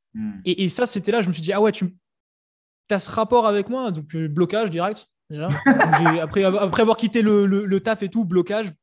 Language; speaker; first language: French; native; French